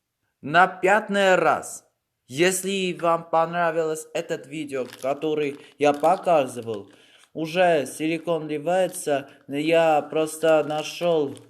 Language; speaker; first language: Russian; non-native, fluent; Armenian